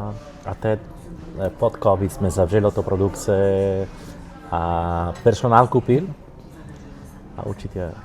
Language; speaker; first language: Czech; non-native, learner; Italian